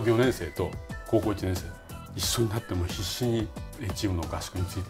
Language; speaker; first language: Japanese; native; Japanese